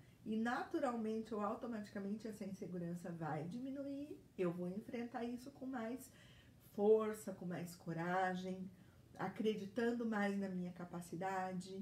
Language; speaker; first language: Portuguese; native; Portuguese